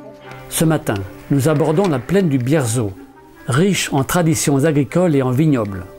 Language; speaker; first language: French; native; French